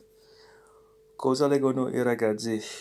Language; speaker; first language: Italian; non-native, learner; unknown